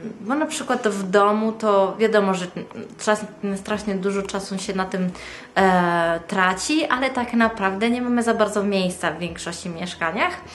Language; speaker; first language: Polish; non-native, fluent; Italian